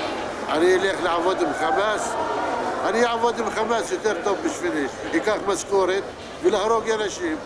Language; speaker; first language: Hebrew; non-native, local second language; Arabic